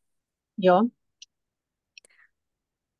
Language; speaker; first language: Finnish; non-native, learner; Russian